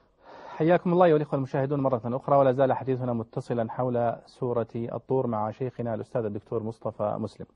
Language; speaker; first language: Arabic; native; Arabic